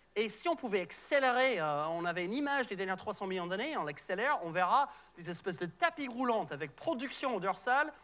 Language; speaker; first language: French; non-native, fluent; English